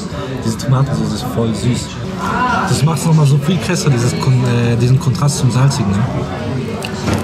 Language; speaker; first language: German; native; German